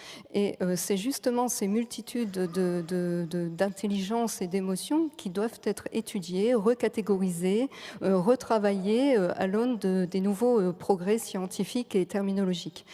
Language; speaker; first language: French; native; French